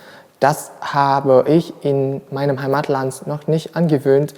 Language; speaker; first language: German; non-native, learner; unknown